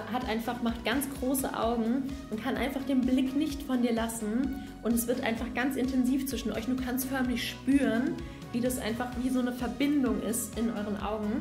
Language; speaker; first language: German; native; German